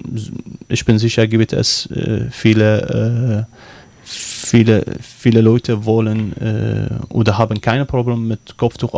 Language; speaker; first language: German; non-native, learner; Arabic